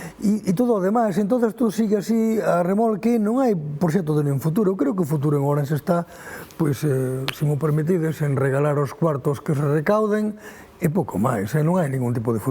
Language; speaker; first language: Galician; native; Galician